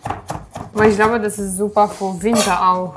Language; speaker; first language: German; non-native, learner; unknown